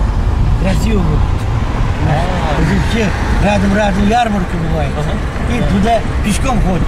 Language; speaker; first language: Russian; non-native, local second language; Uzbek